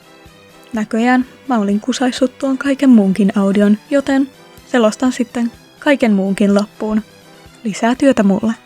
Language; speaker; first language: Finnish; native; Finnish